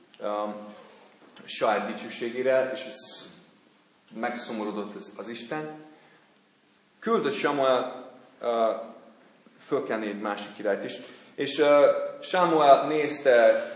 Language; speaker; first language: Hungarian; non-native, fluent; English